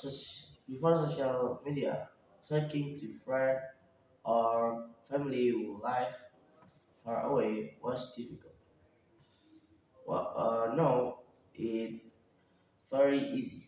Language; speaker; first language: English; non-native, learner; Indonesian